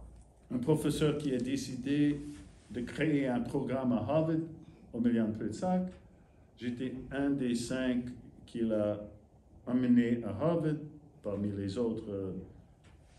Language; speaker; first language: French; non-native, fluent; English